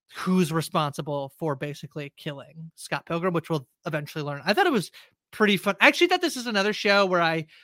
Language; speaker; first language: English; native; English